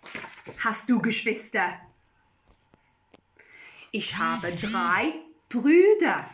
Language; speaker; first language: German; non-native, fluent; English